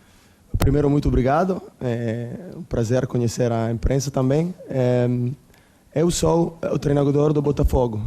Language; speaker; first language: Portuguese; non-native, learner; Italian